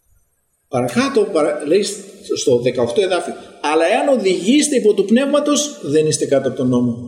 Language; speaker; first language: Greek; native; Greek